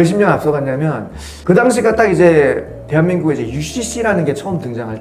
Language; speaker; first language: Korean; native; Korean